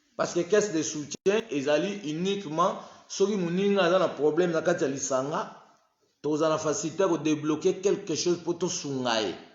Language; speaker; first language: Lingala; non-native, local second language; Kongo